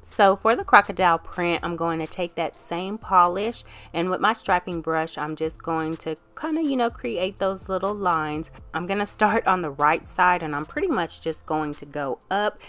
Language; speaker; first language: English; native; English